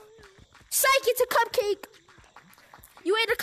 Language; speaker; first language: English; native; English